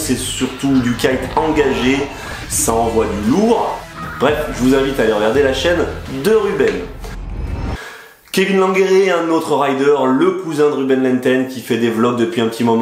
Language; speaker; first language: French; native; French